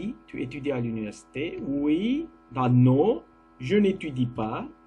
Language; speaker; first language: French; non-native, fluent; Turkish